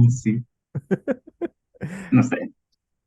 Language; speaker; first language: Spanish; non-native, fluent; English